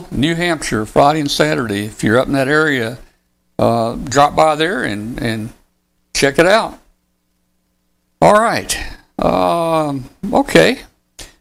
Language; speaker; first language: English; native; English